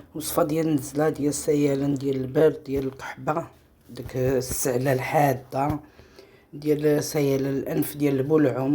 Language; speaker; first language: Arabic; native; Arabic